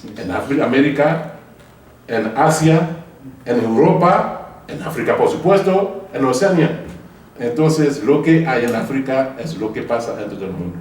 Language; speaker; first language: Spanish; non-native, fluent; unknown